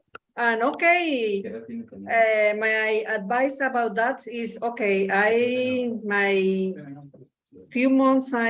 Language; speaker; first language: English; non-native, learner; Spanish